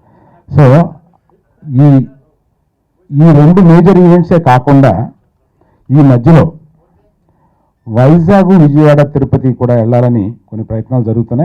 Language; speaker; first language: Telugu; native; Telugu